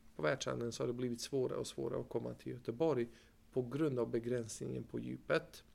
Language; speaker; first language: Swedish; native; Swedish